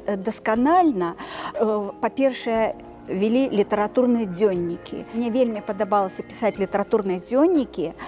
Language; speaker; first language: Belarusian; native; Belarusian